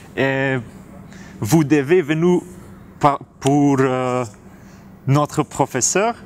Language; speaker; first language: French; non-native, learner; Slovenian